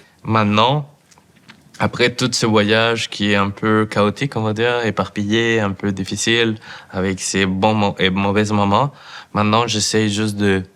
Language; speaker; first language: French; non-native, fluent; Spanish